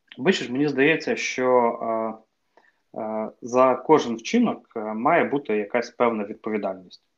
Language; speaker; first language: Ukrainian; native; Ukrainian